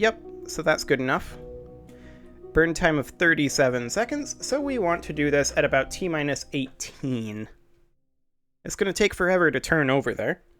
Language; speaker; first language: English; native; English